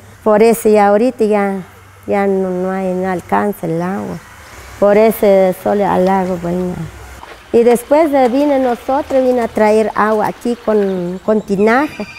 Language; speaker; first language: Spanish; non-native, local second language; Kaqchikel